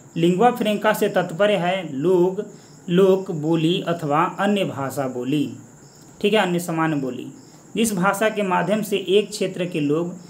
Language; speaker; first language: Hindi; native; Hindi